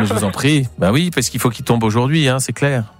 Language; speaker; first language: French; native; French